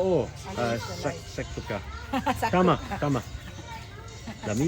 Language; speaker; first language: Cebuano; non-native, learner; English